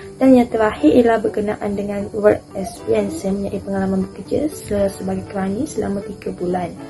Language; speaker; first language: Malay; native; Malay